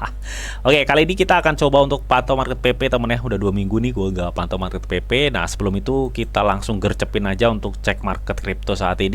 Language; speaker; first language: Indonesian; native; Indonesian